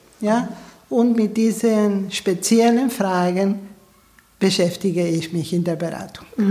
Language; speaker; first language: German; non-native, fluent; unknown